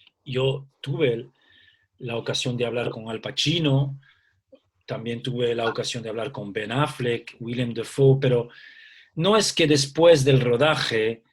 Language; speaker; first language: Spanish; early bilingual, heritage; Spanish